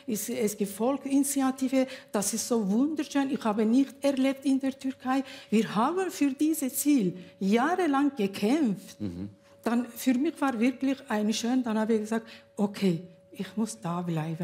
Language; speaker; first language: German; non-native, learner; Kurdish